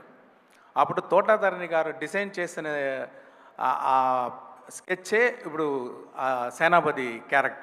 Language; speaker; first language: Telugu; non-native, fluent; Tamil